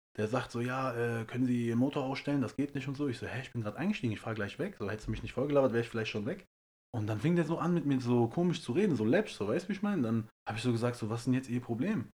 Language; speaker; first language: German; early bilingual, other home language; Persian